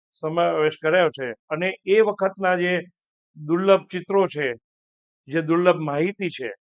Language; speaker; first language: Gujarati; native; Gujarati